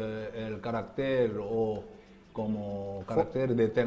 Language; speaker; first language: Spanish; non-native, learner; Korean